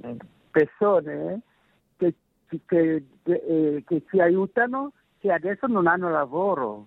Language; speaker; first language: Italian; non-native, fluent; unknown